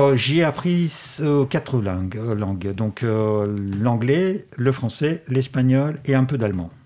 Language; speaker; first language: French; non-native, fluent; Russian